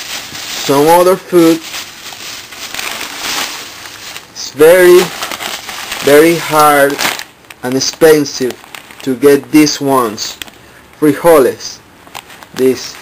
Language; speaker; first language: English; non-native, learner; Spanish